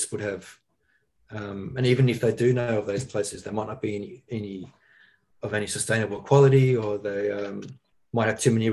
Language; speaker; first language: English; native; English